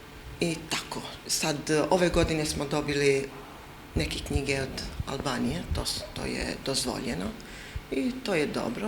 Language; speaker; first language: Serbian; non-native, local second language; Albanian